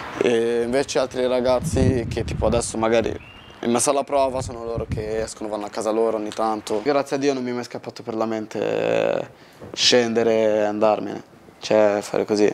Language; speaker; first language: Italian; early bilingual, other home language; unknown